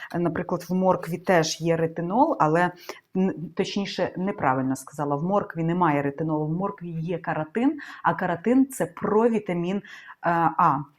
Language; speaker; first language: Ukrainian; non-native, local second language; Russian